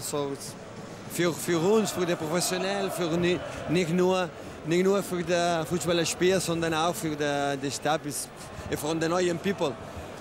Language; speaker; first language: German; non-native, learner; Spanish